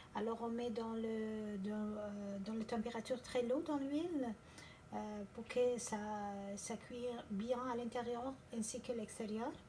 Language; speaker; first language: French; non-native, learner; Persian